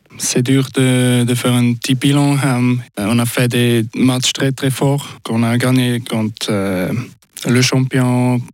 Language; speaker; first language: French; non-native, local second language; Swiss German